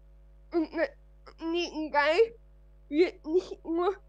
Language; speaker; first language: German; non-native, fluent; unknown